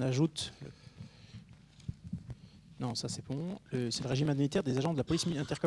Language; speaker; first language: French; native; French